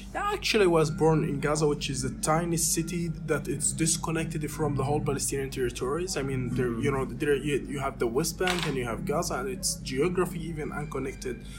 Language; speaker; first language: English; non-native, fluent; Arabic